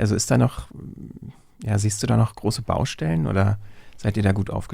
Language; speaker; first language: German; native; German